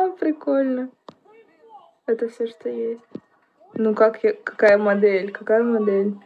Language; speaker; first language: Russian; native; Russian